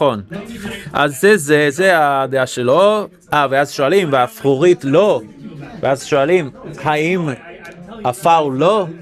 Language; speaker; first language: Hebrew; non-native, fluent; English